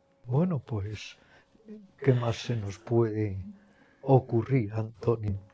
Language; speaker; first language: Spanish; native; Spanish